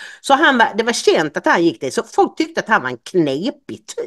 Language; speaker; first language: Swedish; native; Swedish